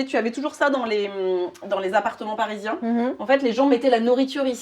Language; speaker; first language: French; native; French